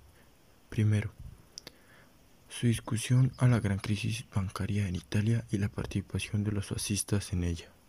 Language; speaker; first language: Spanish; native; Spanish